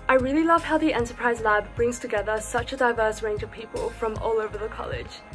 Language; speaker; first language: English; native; English